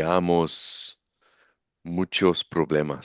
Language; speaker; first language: Spanish; non-native, learner; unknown